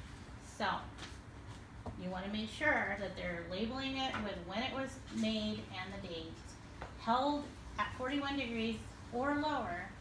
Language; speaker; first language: English; native; English